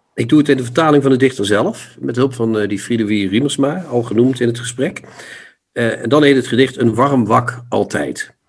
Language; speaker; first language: Dutch; non-native, local second language; Limburgish